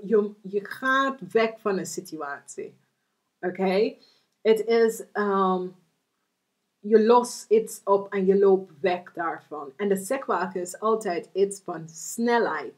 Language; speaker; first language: Dutch; non-native, fluent; English